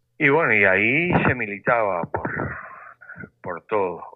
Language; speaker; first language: Spanish; native; Spanish